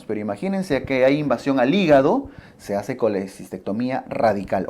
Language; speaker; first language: Spanish; native; Spanish